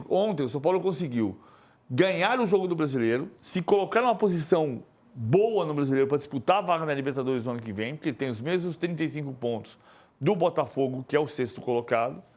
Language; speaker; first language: Portuguese; native; Portuguese